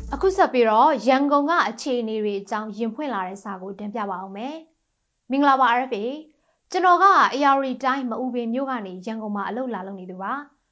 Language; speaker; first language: Burmese; native; Burmese